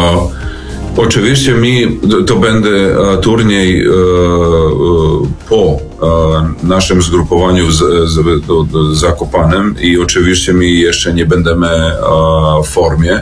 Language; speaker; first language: Polish; non-native, learner; Serbian